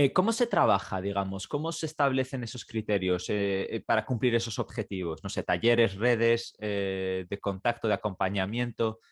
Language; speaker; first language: Spanish; native; Spanish